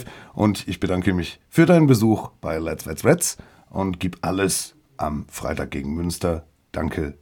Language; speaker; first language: German; native; German